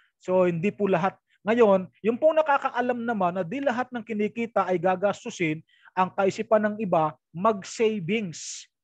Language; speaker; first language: Filipino; native; Filipino